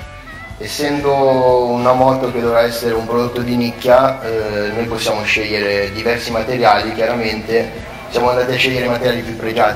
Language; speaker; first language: Italian; native; Italian